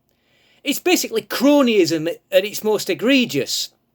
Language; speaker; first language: English; native; English